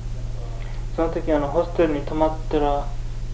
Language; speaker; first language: Japanese; early bilingual, heritage; Japanese